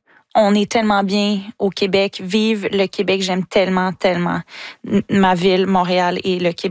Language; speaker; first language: French; native; French